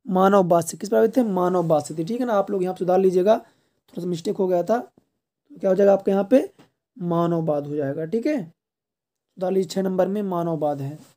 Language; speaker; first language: Hindi; native; Hindi